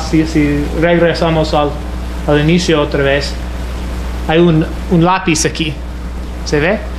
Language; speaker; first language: Spanish; non-native, fluent; English